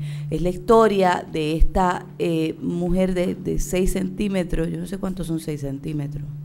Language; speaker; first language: Spanish; native; Spanish